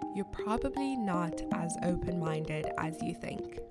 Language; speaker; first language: English; non-native, local second language; Shona